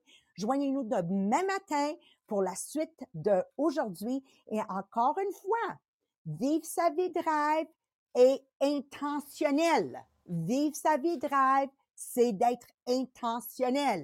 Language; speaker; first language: French; native; French